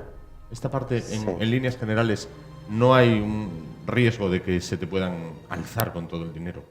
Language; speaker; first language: Spanish; native; Spanish